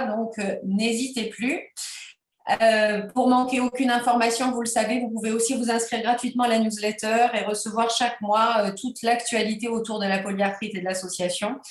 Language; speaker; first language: French; native; French